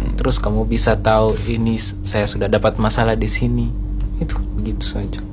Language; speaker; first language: Indonesian; non-native, fluent; Kalenjin